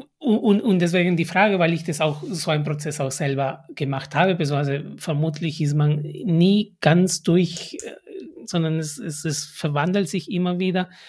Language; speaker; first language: German; non-native, fluent; Spanish